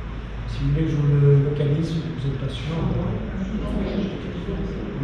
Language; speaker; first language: French; native; French